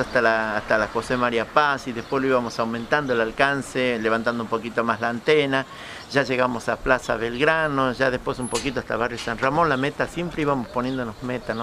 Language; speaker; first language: Spanish; native; Spanish